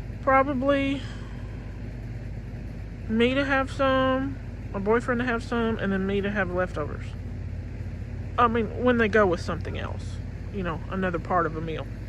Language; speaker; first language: English; native; English